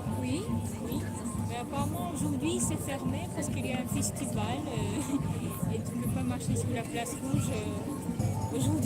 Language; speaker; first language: French; non-native, fluent; Russian